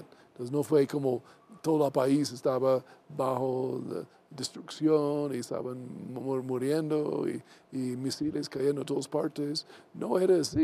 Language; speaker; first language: Spanish; non-native, learner; English